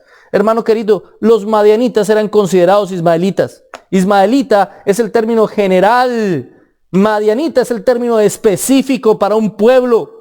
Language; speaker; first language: Spanish; native; Spanish